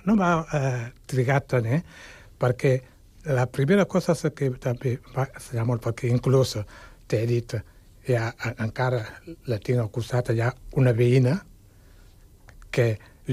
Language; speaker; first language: Catalan; non-native, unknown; Wolof